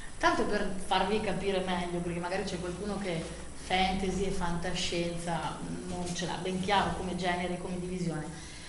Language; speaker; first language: Italian; native; Italian